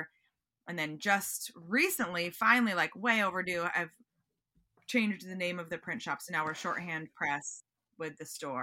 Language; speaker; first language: English; native; English